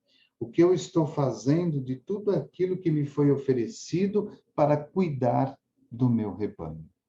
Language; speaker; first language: Portuguese; native; Portuguese